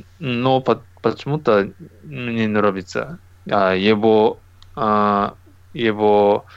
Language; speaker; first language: Russian; non-native, learner; Japanese